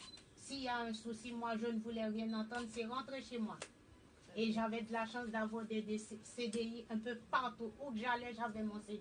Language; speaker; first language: French; native; French